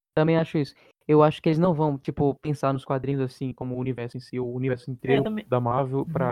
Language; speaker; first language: Portuguese; native; Portuguese